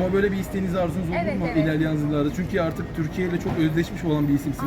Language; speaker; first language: Turkish; native; Turkish